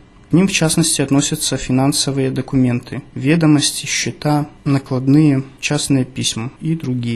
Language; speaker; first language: Russian; native; Russian